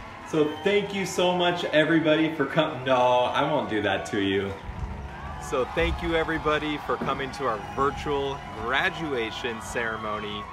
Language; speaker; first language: English; native; English